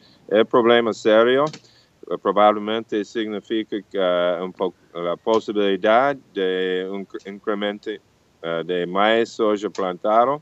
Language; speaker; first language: Portuguese; non-native, fluent; English